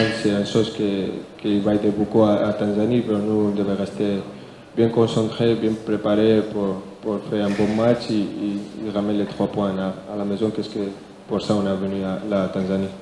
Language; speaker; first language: French; non-native, learner; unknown